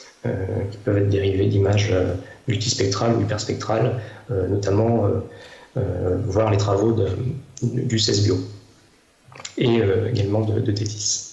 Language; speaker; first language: French; native; French